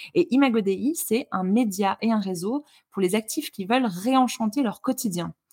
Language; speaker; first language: French; native; French